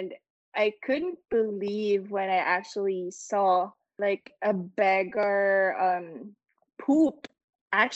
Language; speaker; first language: English; non-native, local second language; Filipino